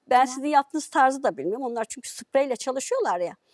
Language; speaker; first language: Turkish; native; Turkish